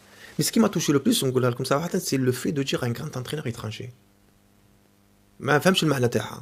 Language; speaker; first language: French; native; French